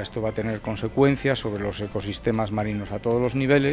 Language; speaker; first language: Spanish; native; Spanish